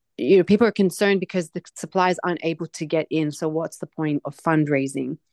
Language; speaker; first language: English; native; English